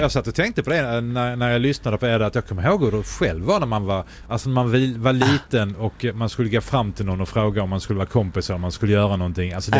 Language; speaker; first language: Swedish; native; Swedish